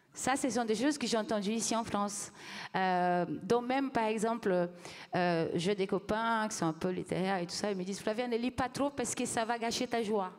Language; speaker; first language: French; non-native, fluent; Portuguese